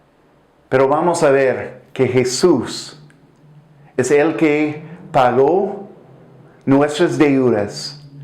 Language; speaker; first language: Spanish; non-native, fluent; English